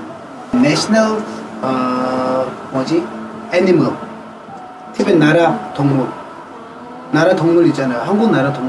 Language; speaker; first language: Korean; non-native, learner; Tibetan